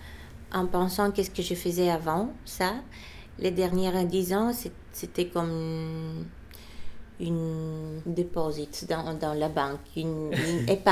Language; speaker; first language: French; non-native, fluent; Bulgarian